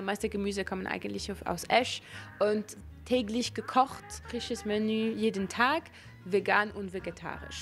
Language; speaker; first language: German; non-native, local second language; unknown